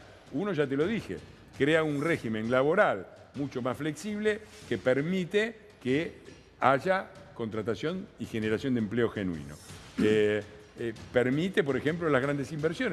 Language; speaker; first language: Spanish; native; Spanish